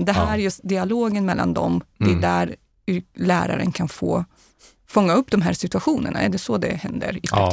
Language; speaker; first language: Swedish; non-native, fluent; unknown